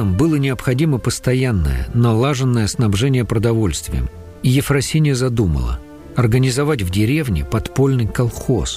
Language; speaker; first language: Russian; native; Russian